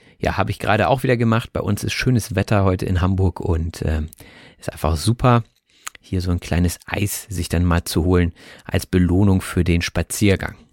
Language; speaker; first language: German; native; German